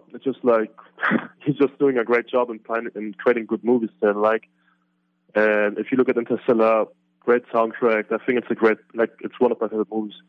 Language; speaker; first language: English; non-native, fluent; German